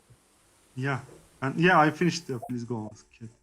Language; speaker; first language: English; non-native, learner; Turkish